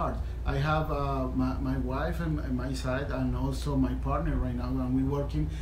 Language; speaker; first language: English; non-native, fluent; Spanish